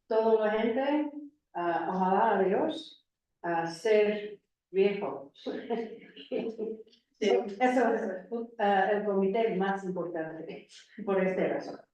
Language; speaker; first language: Spanish; non-native, fluent; English